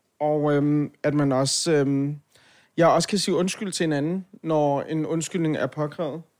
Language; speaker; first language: Danish; native; Danish